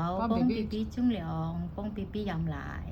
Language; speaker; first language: Cantonese; non-native, learner; Indonesian